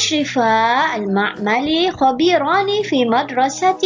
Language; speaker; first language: Arabic; non-native, fluent; Malay